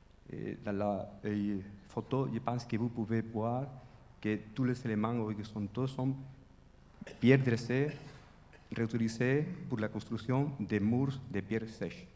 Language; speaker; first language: French; non-native, fluent; Spanish